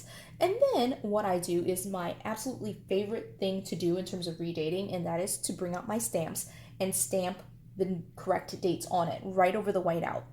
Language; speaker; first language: English; native; English